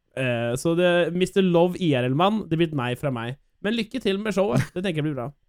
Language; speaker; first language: Norwegian; native; Norwegian